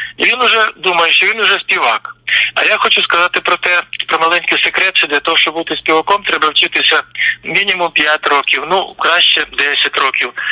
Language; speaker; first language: Ukrainian; native; Ukrainian